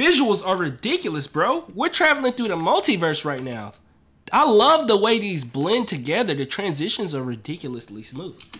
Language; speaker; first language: English; native; English